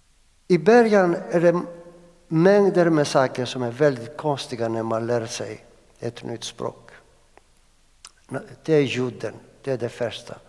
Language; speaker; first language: Swedish; non-native, fluent; Greek